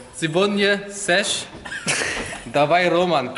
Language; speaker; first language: Russian; non-native, learner; German